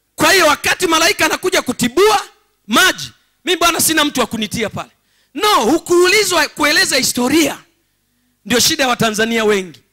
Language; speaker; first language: Swahili; native; Swahili